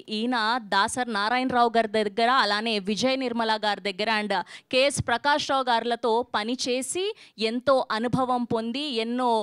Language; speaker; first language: Telugu; native; Telugu